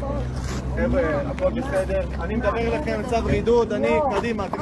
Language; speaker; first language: Hebrew; native; Hebrew